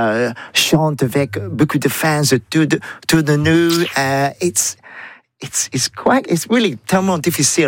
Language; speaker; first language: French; non-native, learner; English